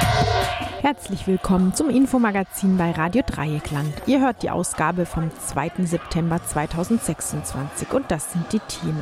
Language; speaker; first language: German; native; German